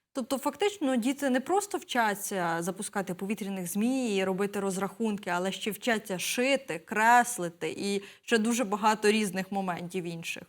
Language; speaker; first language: Ukrainian; native; Ukrainian